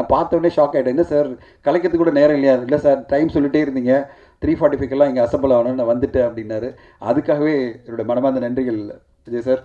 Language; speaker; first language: Tamil; native; Tamil